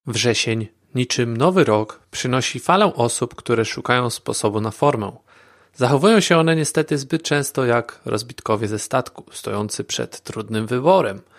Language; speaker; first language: Polish; native; Polish